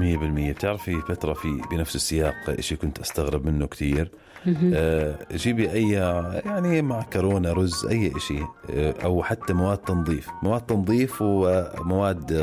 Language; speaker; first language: Arabic; native; Arabic